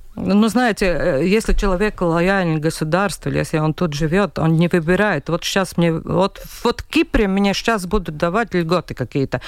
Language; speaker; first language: Russian; non-native, local second language; Latvian